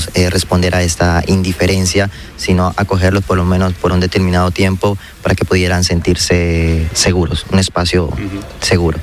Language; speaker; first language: Spanish; native; Spanish